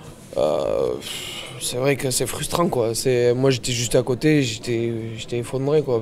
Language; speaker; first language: French; native; French